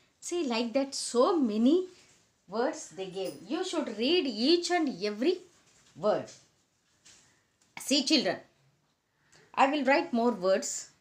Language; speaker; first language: English; non-native, local second language; Telugu